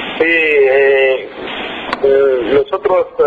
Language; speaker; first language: Spanish; non-native, fluent; French